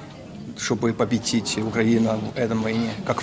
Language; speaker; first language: Russian; non-native, learner; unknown